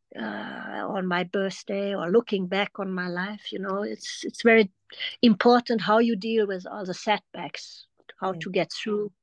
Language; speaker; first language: English; non-native, fluent; German